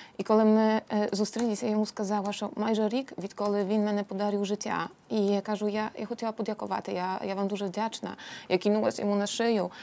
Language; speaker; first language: Polish; non-native, learner; Ukrainian